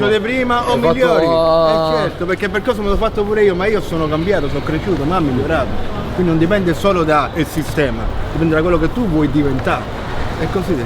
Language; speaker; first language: Italian; native; Italian